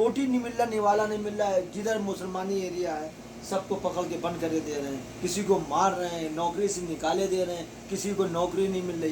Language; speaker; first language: Hindi; native; Hindi